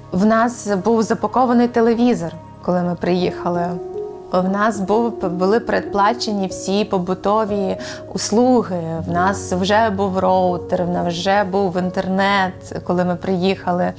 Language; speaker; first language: Ukrainian; native; Ukrainian